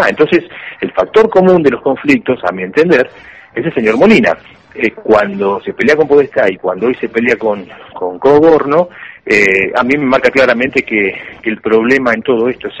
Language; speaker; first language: Spanish; native; Spanish